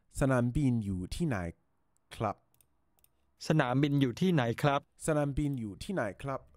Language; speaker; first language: Thai; non-native, learner; English